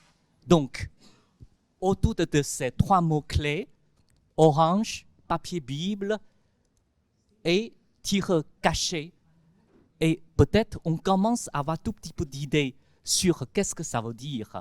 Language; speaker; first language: French; non-native, fluent; Chinese